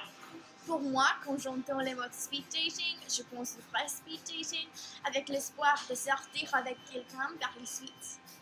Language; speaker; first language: French; non-native, learner; English